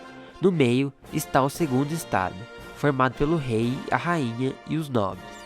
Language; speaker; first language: Portuguese; native; Portuguese